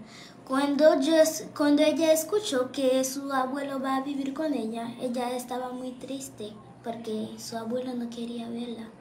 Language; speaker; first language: Spanish; non-native, learner; Haitian Creole